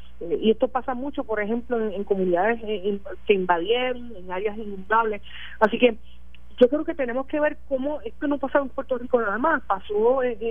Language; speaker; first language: Spanish; native; Spanish